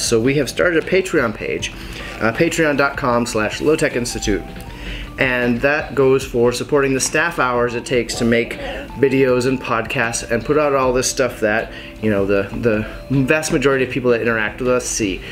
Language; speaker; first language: English; native; English